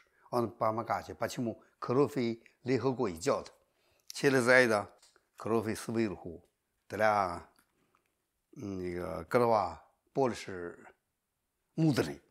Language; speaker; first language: Russian; non-native, learner; Chinese